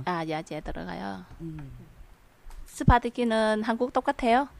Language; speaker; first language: Korean; non-native, learner; Vietnamese